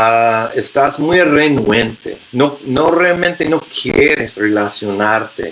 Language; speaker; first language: Spanish; non-native, fluent; English